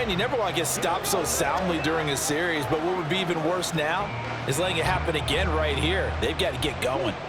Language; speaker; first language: English; native; English